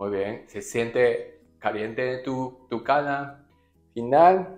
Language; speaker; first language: Spanish; non-native, learner; Japanese